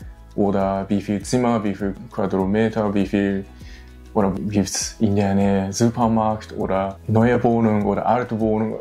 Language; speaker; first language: German; non-native, learner; Japanese